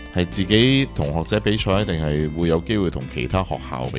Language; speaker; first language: Cantonese; native; Cantonese